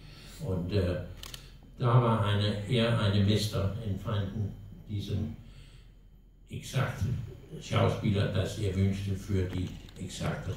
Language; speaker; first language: German; non-native, learner; Danish